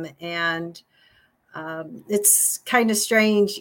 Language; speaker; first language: English; native; English